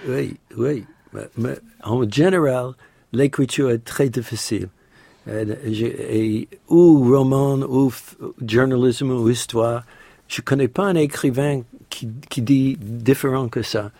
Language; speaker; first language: French; non-native, fluent; English